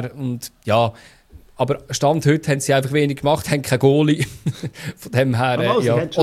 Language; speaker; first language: German; native; German